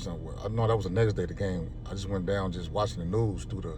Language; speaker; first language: English; native; English